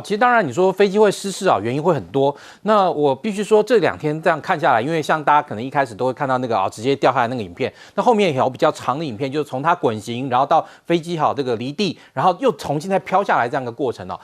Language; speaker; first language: Chinese; native; Chinese